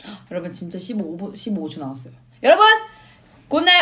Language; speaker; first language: Korean; non-native, fluent; Chinese